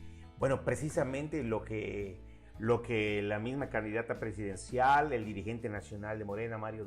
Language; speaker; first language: Spanish; native; Spanish